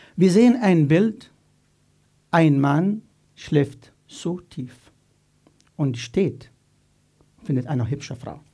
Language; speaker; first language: German; non-native, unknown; Arabic